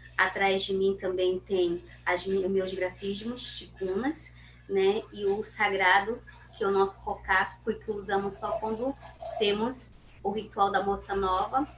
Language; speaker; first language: Portuguese; non-native, local second language; Ticuna